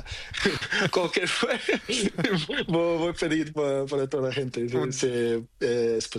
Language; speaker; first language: Spanish; non-native, learner; Portuguese